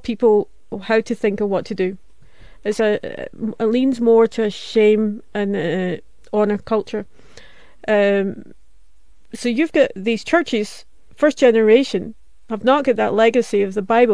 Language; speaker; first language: English; native; English